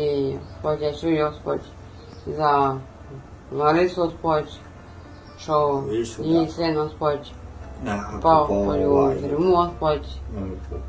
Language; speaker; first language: Russian; non-native, local second language; Ukrainian